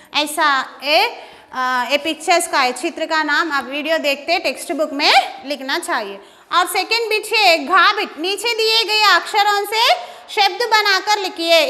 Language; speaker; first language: Hindi; non-native, local second language; Telugu